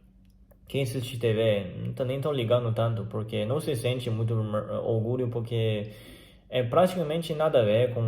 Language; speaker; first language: Portuguese; non-native, learner; Chinese